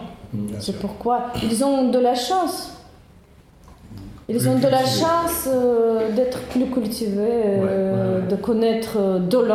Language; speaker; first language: French; non-native, learner; Russian